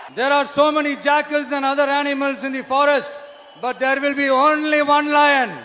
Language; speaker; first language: English; non-native, local second language; Tamil